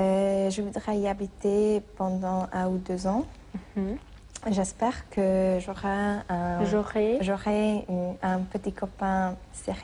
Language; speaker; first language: French; non-native, learner; Hungarian